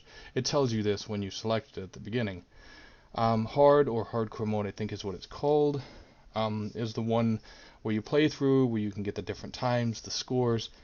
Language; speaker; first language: English; native; English